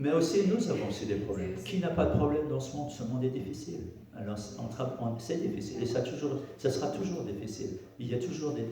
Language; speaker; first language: French; native; French